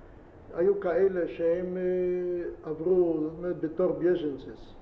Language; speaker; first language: Hebrew; non-native, fluent; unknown